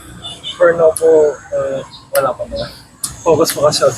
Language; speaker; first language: Filipino; native; Filipino